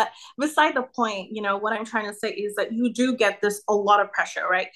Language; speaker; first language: English; native; English